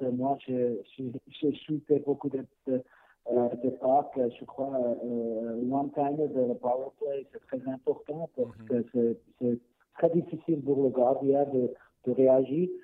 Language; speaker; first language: French; non-native, learner; Swiss German